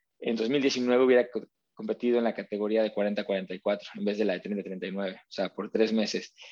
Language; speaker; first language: Spanish; native; Spanish